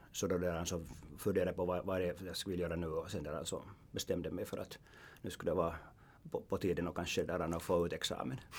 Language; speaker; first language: Swedish; non-native, local second language; Finnish